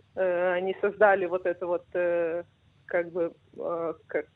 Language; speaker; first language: Russian; non-native, fluent; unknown